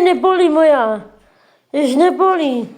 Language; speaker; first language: Slovak; non-native, local second language; Romany